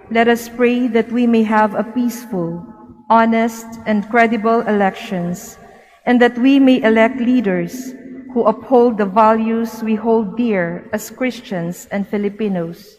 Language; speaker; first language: English; non-native, local second language; Filipino